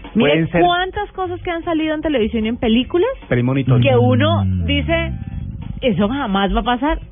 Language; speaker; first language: Spanish; native; Spanish